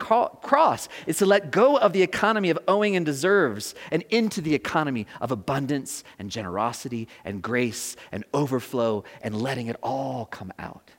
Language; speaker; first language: English; native; English